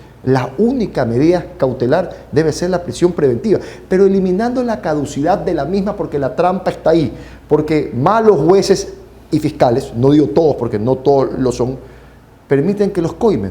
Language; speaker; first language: Spanish; native; Spanish